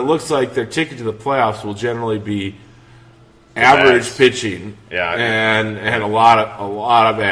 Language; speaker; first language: English; native; English